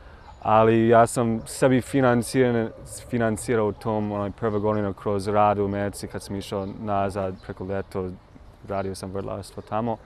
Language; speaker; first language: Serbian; non-native, learner; English